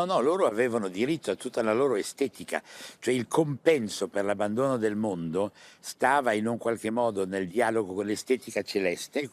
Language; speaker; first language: Italian; native; Italian